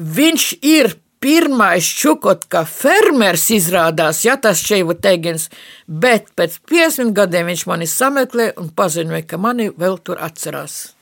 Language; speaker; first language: Latvian; non-native, local second language; Russian